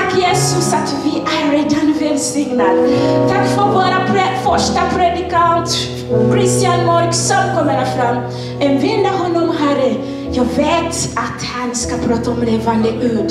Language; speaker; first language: Swedish; non-native, learner; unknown